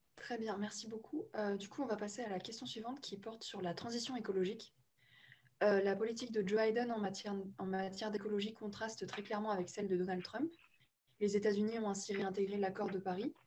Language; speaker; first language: French; native; French